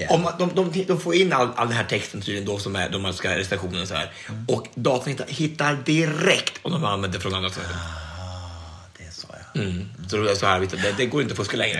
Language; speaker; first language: Swedish; native; Swedish